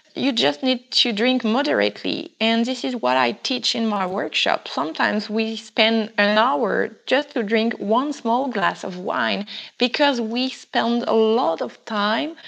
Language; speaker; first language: English; non-native, fluent; French